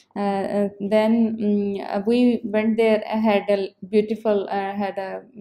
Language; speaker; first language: English; non-native, local second language; Punjabi